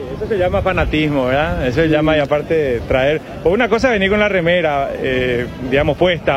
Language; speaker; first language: Spanish; native; Spanish